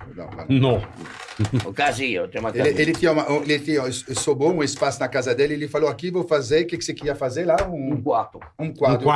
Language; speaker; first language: Portuguese; non-native, fluent; French